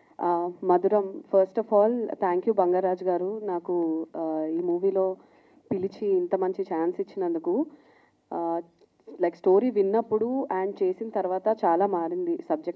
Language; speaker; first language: Telugu; non-native, learner; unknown